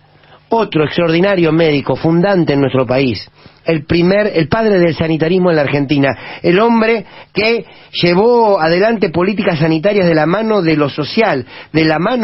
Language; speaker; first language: Spanish; native; Spanish